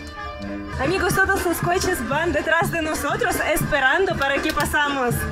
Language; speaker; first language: Spanish; non-native, fluent; Russian